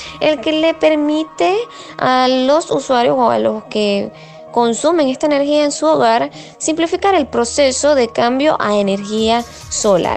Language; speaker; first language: Spanish; native; Spanish